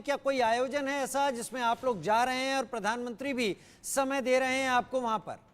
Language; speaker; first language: Hindi; native; Hindi